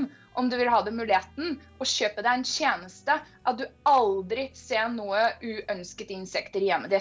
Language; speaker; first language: Norwegian; non-native, fluent; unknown